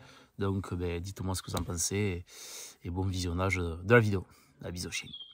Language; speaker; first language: French; native; French